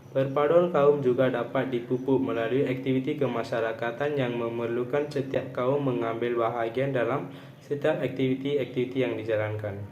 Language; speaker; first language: Malay; non-native, local second language; Tamil